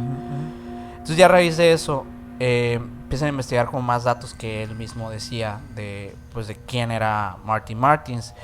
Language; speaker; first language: Spanish; native; Spanish